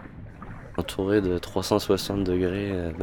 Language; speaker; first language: French; native; French